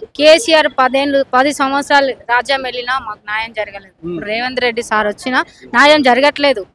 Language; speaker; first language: Telugu; native; Telugu